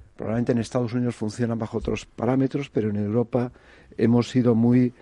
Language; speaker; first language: Spanish; native; Spanish